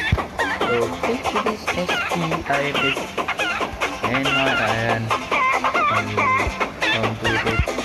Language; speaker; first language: English; non-native, learner; Indonesian